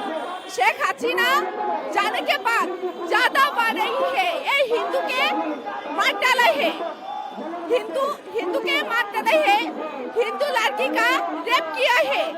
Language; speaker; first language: Hindi; non-native, local second language; Bangla